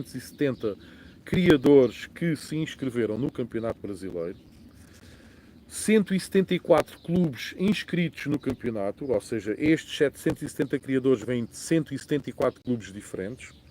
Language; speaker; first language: Portuguese; native; Portuguese